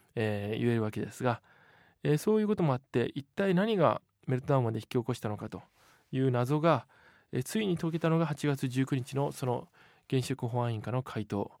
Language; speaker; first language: Japanese; native; Japanese